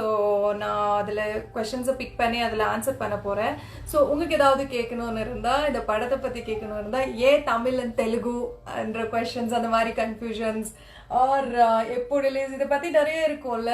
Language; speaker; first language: Tamil; non-native, local second language; Kannada